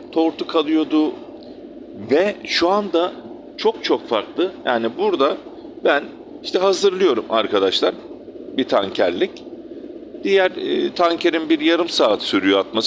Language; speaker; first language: Turkish; native; Turkish